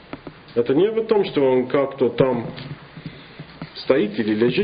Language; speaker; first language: Russian; non-native, fluent; English